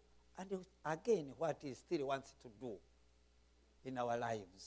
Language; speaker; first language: English; non-native, local second language; Kinyarwanda